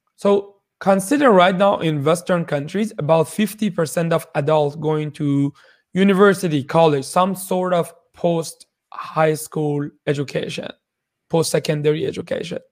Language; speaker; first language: English; non-native, fluent; Persian